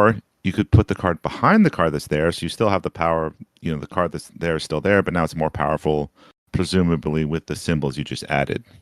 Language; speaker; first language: English; native; English